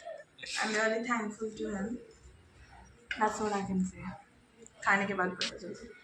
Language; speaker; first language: Hindi; non-native, local second language; Telugu